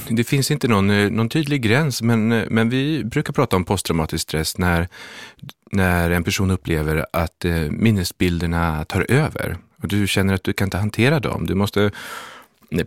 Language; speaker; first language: Swedish; native; Swedish